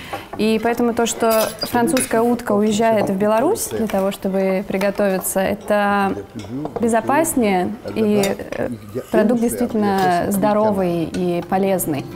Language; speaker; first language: Russian; native; Russian